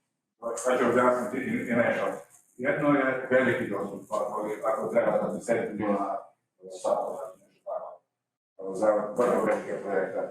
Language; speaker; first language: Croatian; non-native, learner; Slovenian